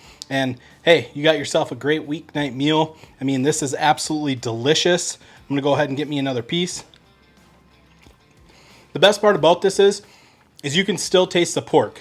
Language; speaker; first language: English; native; English